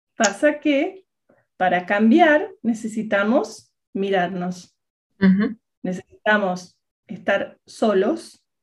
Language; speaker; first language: Spanish; native; Spanish